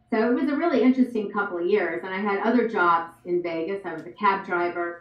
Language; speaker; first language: English; native; English